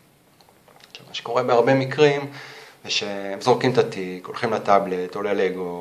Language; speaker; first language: Hebrew; native; Hebrew